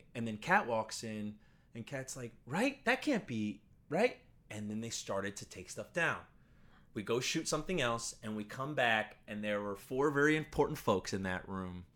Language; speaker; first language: English; native; English